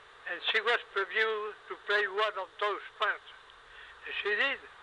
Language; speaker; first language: English; non-native, fluent; Spanish